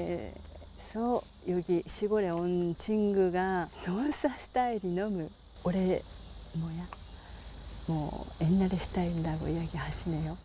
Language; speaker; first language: Korean; non-native, fluent; Japanese